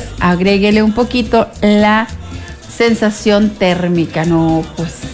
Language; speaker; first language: Spanish; native; Spanish